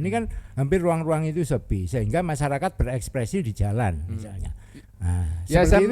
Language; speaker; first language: Indonesian; non-native, local second language; Javanese